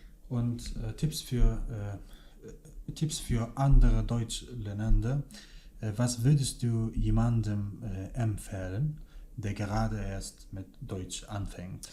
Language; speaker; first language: German; non-native, fluent; Kurdish